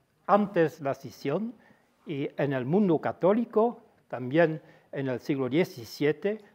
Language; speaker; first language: Spanish; non-native, fluent; Dutch